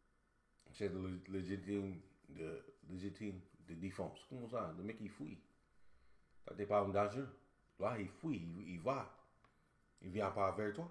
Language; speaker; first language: French; non-native, learner; English